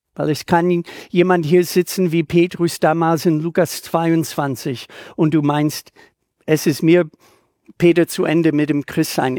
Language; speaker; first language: German; native; German